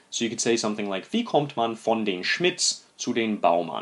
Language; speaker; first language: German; non-native, fluent; English